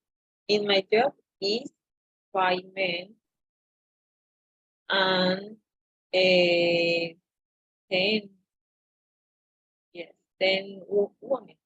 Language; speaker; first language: English; non-native, learner; Spanish